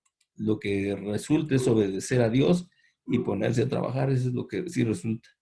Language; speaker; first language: Spanish; native; Spanish